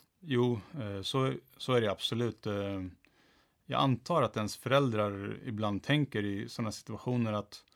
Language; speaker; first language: Swedish; early bilingual, other home language; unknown